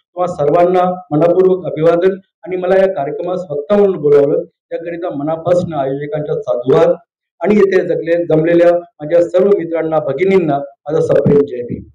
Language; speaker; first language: Marathi; native; Marathi